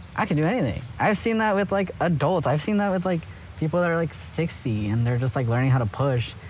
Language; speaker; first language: English; early bilingual, other home language; Spanish